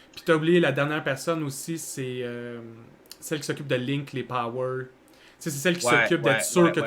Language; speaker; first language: French; native; French